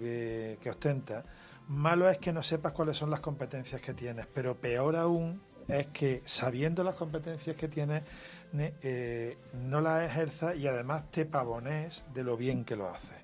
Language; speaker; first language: Spanish; native; Spanish